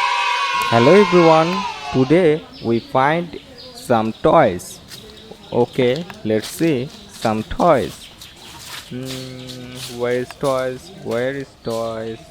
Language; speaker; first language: English; non-native, learner; Indonesian